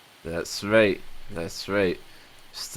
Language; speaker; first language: English; native; English